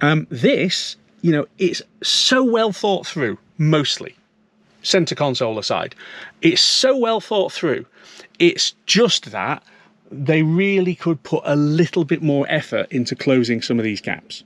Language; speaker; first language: English; native; English